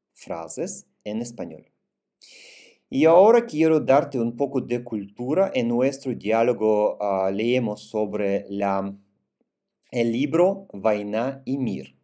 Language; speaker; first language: Spanish; non-native, fluent; Russian